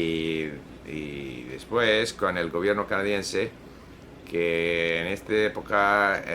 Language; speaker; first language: Spanish; non-native, fluent; Swedish